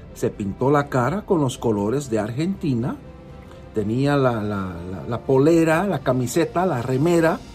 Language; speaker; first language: Spanish; early bilingual, heritage; Spanish